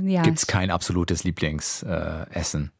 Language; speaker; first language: German; native; German